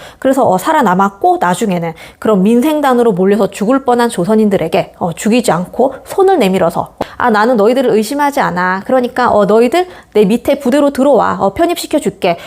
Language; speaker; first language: Korean; native; Korean